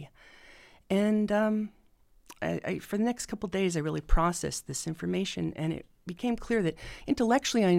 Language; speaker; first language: English; native; English